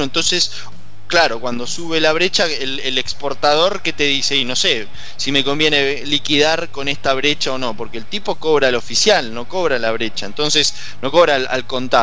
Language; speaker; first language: Spanish; native; Spanish